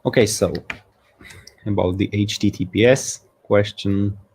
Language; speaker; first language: English; non-native, fluent; Slovak